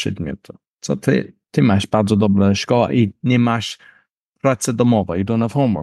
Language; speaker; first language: Polish; non-native, learner; English